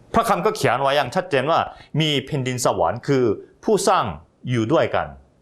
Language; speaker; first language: Thai; non-native, fluent; Korean